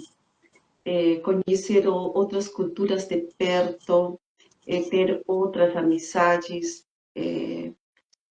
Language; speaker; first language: Portuguese; non-native, fluent; Spanish